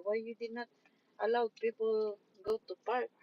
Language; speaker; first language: English; non-native, local second language; Filipino